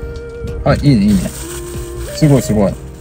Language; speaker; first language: Japanese; native; Japanese